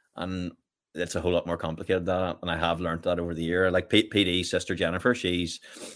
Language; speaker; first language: English; native; English